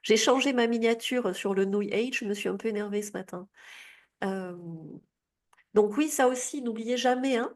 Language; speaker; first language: French; native; French